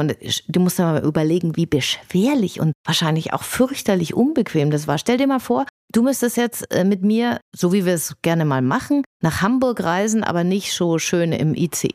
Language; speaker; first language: German; native; German